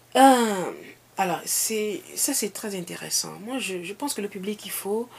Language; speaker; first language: French; non-native, local second language; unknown